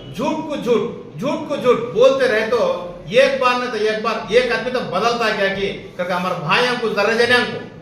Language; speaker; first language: Hindi; non-native, local second language; Urdu